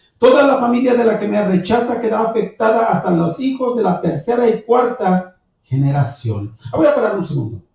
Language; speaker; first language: Spanish; early bilingual, heritage; Spanish